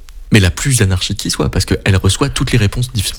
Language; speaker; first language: French; native; French